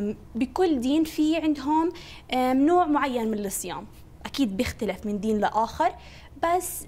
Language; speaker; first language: Arabic; native; Arabic